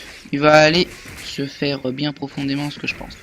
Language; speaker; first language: French; native; French